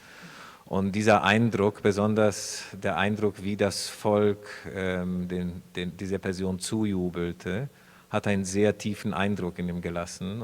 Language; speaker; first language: German; non-native, fluent; Spanish